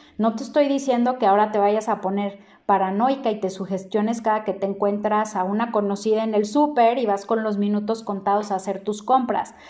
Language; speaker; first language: Spanish; native; Spanish